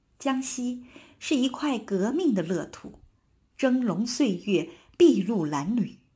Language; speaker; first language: Chinese; native; Chinese